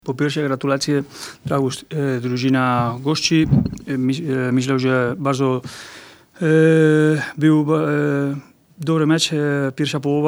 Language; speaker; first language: Polish; non-native, learner; Spanish